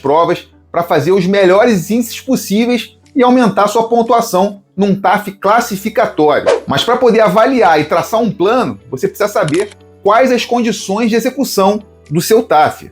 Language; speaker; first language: Portuguese; native; Portuguese